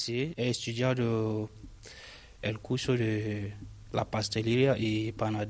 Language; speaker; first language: Spanish; non-native, learner; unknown